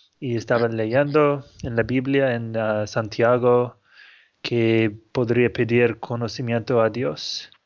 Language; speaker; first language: Spanish; non-native, fluent; English